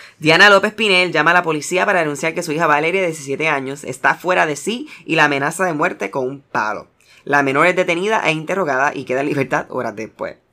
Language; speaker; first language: Spanish; early bilingual, heritage; Spanish